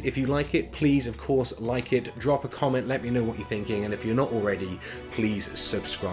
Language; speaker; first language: English; native; English